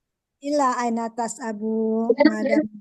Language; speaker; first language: Arabic; non-native, learner; Indonesian